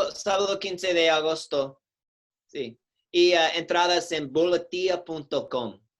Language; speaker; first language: Spanish; non-native, learner; English